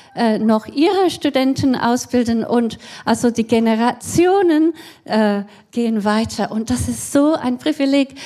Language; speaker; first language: German; non-native, fluent; English